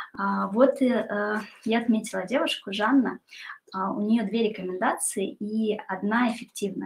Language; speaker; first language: Russian; native; Russian